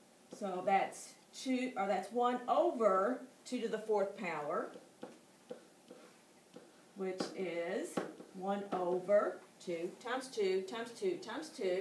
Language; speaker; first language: English; native; English